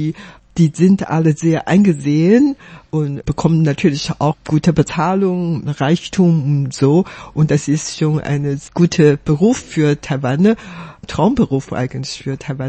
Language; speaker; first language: German; non-native, fluent; Chinese